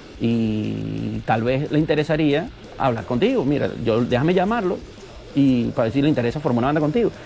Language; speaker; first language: Spanish; native; Spanish